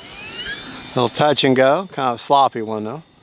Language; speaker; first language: English; native; English